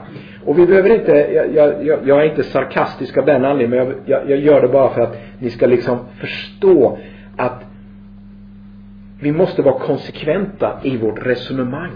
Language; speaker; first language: Swedish; native; Swedish